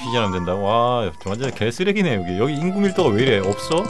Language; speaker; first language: Korean; native; Korean